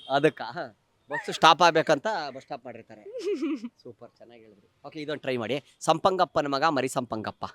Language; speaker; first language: Kannada; native; Kannada